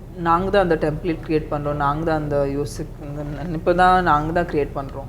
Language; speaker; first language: Tamil; non-native, fluent; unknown